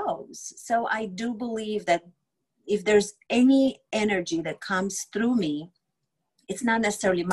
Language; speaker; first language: English; non-native, fluent; Romanian